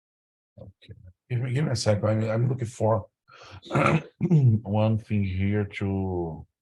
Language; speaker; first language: English; non-native, learner; Portuguese